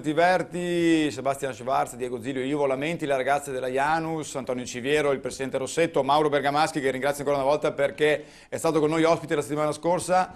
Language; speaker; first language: Italian; native; Italian